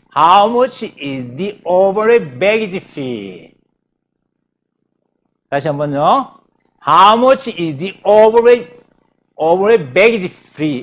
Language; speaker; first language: English; non-native, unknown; Korean